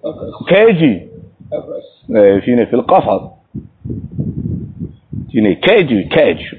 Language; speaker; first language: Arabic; non-native, fluent; Hausa